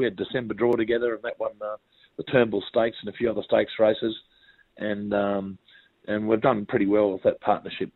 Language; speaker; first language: English; native; English